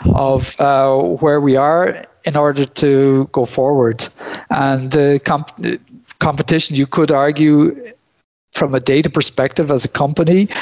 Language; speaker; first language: English; native; English